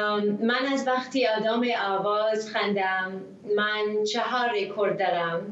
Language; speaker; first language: Persian; early bilingual, heritage; Hebrew